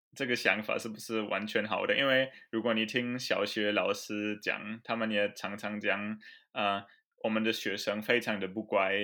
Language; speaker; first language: Chinese; non-native, fluent; German